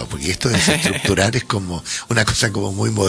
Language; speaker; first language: Spanish; native; Spanish